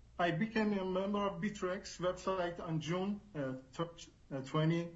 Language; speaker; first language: English; non-native, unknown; Persian